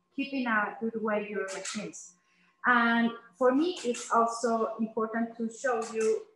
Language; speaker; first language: English; non-native, learner; Spanish